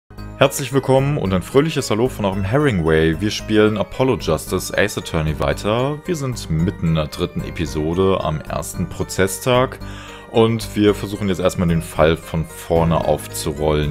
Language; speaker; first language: German; native; German